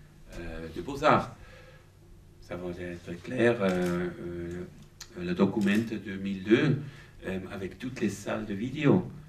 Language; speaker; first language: French; non-native, fluent; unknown